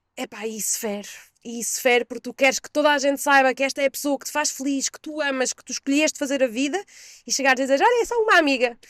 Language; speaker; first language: Portuguese; native; Portuguese